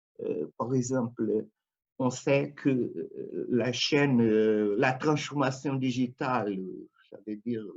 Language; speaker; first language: French; non-native, fluent; Portuguese